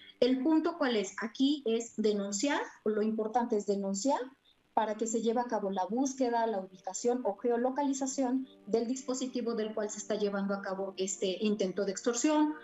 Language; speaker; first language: Spanish; native; Spanish